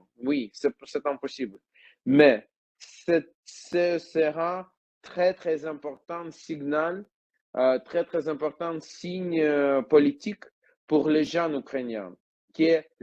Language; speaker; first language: French; non-native, learner; Ukrainian